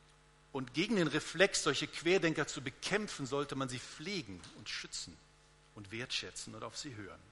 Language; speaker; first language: German; native; German